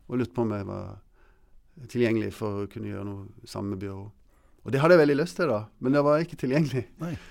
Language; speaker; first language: Norwegian; early bilingual, other home language; English